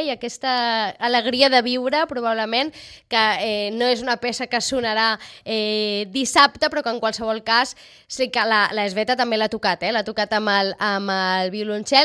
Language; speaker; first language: Catalan; native; Catalan